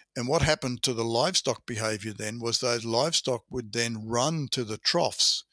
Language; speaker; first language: English; native; English